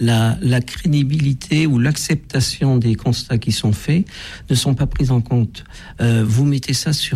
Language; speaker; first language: French; native; French